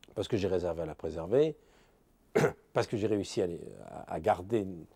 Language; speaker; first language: French; native; French